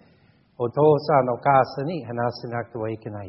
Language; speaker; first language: Japanese; non-native, fluent; English